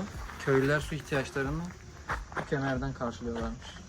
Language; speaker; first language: Turkish; native; Turkish